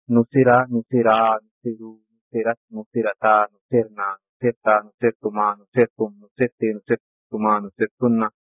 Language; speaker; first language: Urdu; native; Urdu